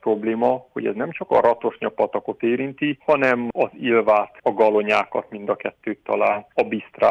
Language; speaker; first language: Hungarian; native; Hungarian